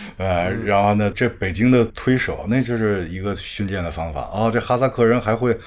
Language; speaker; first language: Chinese; native; Chinese